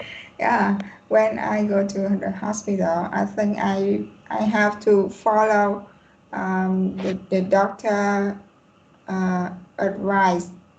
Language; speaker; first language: English; non-native, learner; Vietnamese